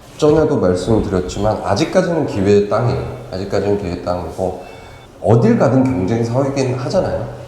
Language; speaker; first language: Korean; native; Korean